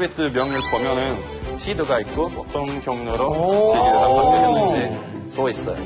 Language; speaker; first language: Korean; non-native, fluent; Norwegian